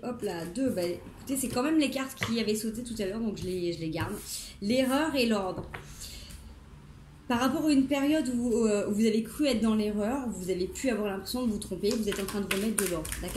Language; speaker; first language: French; native; French